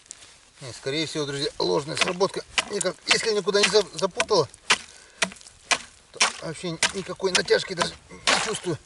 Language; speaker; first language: Russian; native; Russian